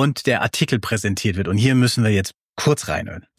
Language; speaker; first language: German; native; German